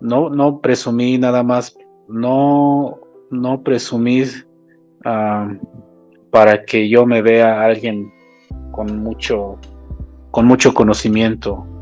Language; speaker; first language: Spanish; non-native, local second language; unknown